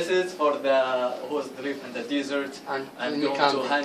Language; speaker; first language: English; non-native, learner; Arabic